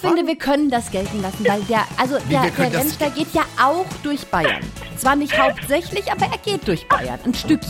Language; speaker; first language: German; native; German